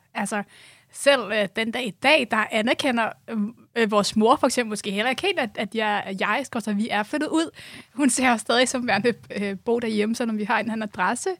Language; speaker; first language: Danish; early bilingual, other home language; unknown